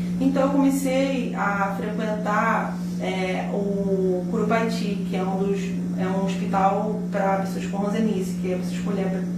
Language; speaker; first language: Portuguese; early bilingual, heritage; Portuguese